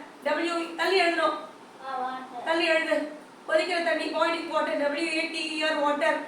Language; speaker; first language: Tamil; native; Tamil